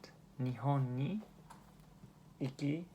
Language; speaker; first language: Japanese; non-native, fluent; English